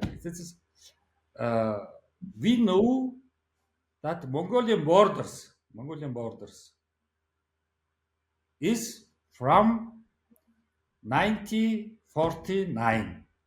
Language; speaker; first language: English; non-native, learner; Mongolian